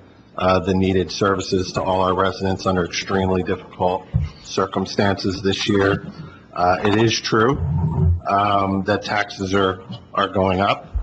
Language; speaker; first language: English; native; English